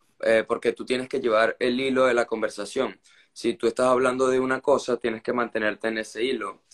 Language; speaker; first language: Spanish; native; Spanish